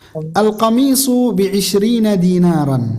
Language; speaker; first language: Arabic; non-native, fluent; Indonesian